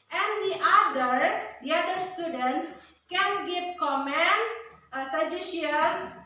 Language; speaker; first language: English; non-native, learner; Indonesian